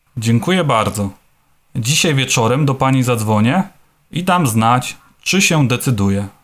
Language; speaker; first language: Polish; native; Polish